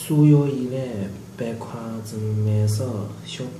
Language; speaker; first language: Korean; non-native, learner; Chinese